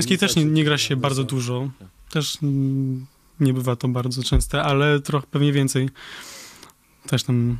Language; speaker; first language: Polish; early bilingual, heritage; Polish